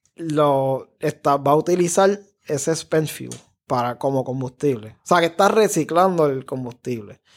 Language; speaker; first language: Spanish; native; Spanish